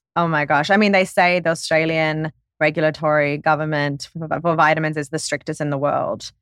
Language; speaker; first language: English; native; English